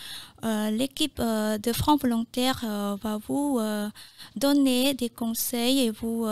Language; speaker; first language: French; non-native, fluent; Khmer